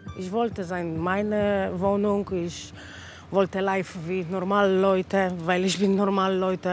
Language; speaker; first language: German; non-native, learner; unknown